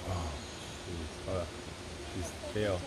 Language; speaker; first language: English; non-native, fluent; Portuguese